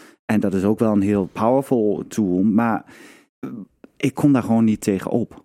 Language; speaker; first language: Dutch; non-native, fluent; Danish